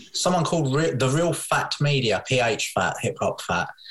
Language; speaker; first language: English; native; English